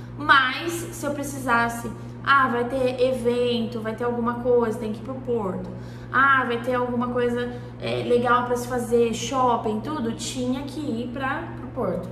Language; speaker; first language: Portuguese; native; Portuguese